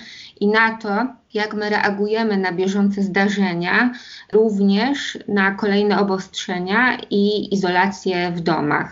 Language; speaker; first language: Polish; native; Polish